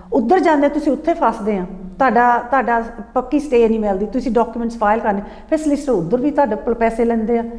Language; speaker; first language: Punjabi; early bilingual, heritage; Punjabi